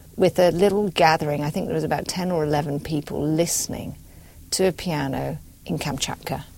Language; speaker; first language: English; native; English